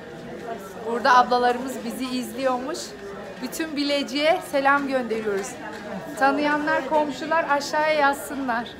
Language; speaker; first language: Turkish; native; Turkish